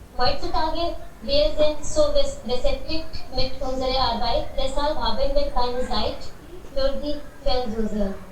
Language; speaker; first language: German; non-native, learner; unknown